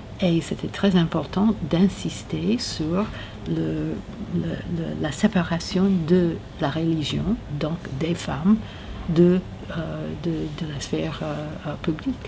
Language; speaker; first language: French; non-native, learner; English